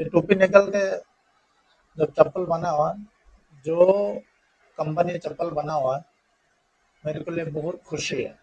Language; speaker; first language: Hindi; non-native, learner; Bangla